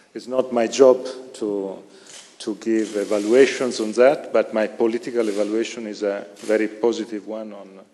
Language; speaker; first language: English; non-native, fluent; Italian